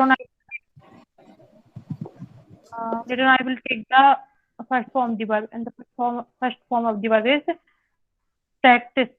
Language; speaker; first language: English; non-native, learner; Hindi